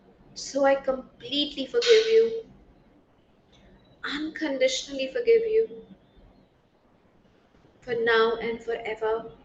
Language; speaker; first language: English; non-native, local second language; Hindi